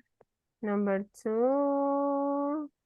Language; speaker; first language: English; non-native, learner; Spanish